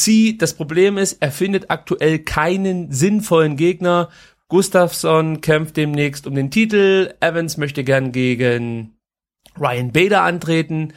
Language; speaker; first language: German; native; German